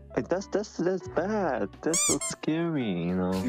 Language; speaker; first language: English; non-native, learner; Korean